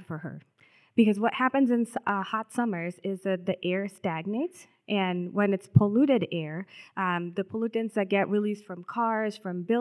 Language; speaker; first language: English; non-native, local second language; Telugu